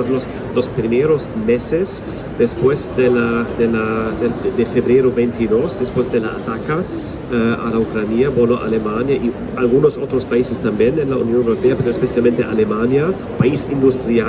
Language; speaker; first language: Spanish; non-native, fluent; German